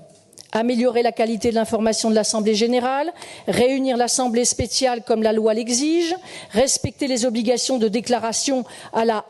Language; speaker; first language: French; native; French